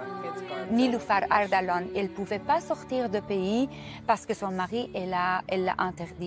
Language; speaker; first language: French; non-native, fluent; Persian